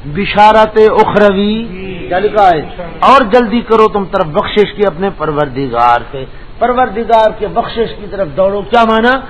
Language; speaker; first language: Urdu; non-native, local second language; Punjabi